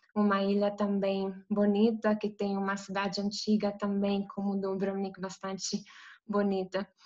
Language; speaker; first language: Portuguese; non-native, fluent; Croatian